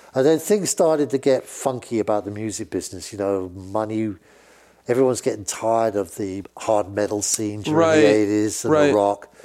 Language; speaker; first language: English; native; English